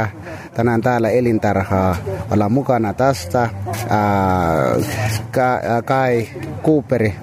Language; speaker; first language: Finnish; non-native, fluent; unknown